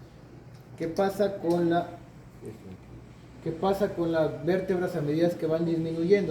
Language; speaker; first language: Spanish; native; Spanish